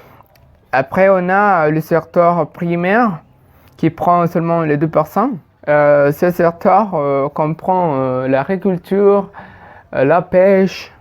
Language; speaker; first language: French; non-native, fluent; Spanish